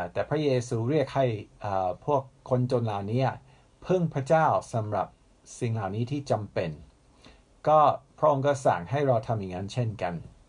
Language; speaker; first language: Thai; non-native, fluent; English